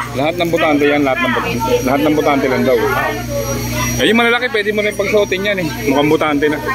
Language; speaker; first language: Filipino; native; Filipino